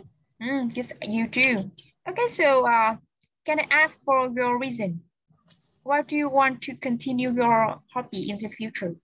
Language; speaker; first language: English; non-native, fluent; Vietnamese